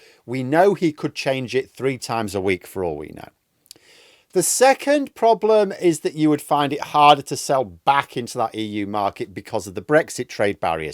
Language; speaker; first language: English; native; English